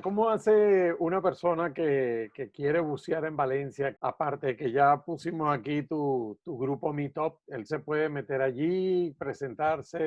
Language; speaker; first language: Spanish; native; Spanish